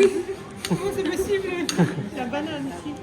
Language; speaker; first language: French; non-native, learner; Russian